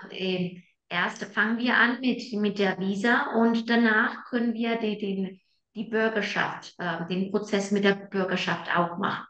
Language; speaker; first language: German; non-native, fluent; Spanish